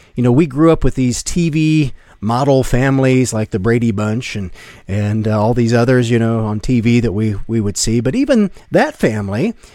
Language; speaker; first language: English; native; English